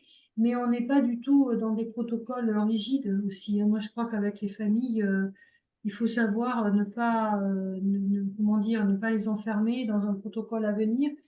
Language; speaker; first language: French; native; French